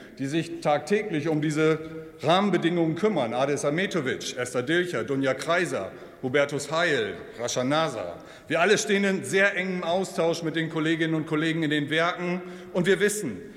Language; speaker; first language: German; native; German